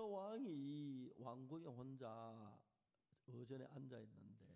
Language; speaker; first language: Korean; native; Korean